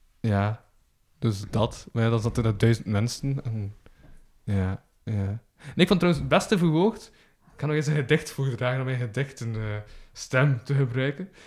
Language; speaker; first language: Dutch; native; Dutch